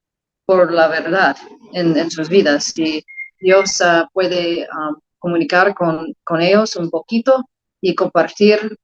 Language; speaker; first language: Spanish; non-native, learner; English